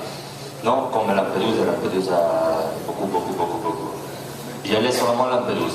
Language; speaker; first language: French; non-native, learner; Italian